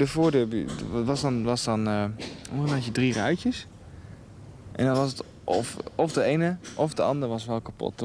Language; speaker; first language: Dutch; native; Dutch